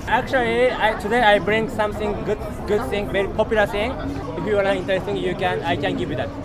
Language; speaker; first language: English; non-native, learner; Japanese